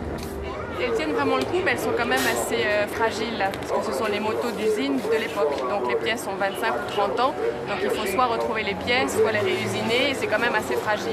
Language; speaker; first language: French; native; French